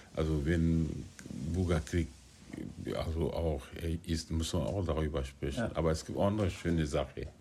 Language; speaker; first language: German; non-native, fluent; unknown